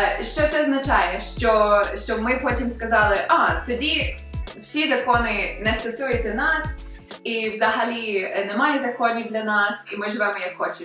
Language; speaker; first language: Ukrainian; early bilingual, other home language; English